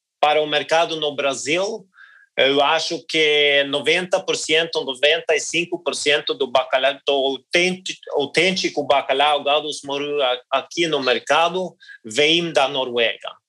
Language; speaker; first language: Portuguese; non-native, learner; Norwegian